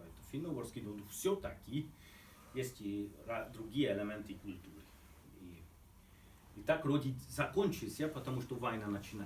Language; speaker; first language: Russian; non-native, fluent; Hungarian